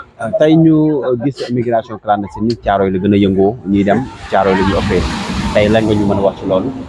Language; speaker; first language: Wolof; native; Wolof